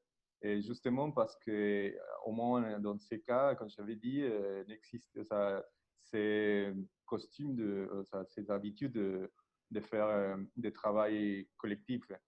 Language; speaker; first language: French; non-native, learner; Spanish